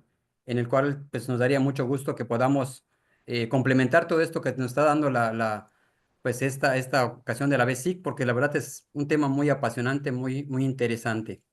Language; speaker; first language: Spanish; native; Spanish